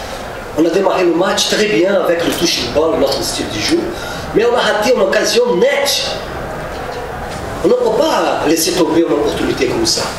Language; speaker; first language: French; non-native, fluent; Portuguese